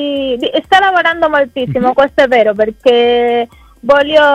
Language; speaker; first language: Italian; non-native, fluent; Spanish